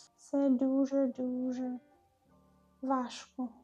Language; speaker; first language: Ukrainian; non-native, learner; English